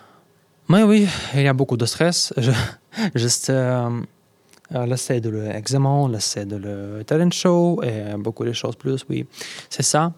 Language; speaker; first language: French; non-native, learner; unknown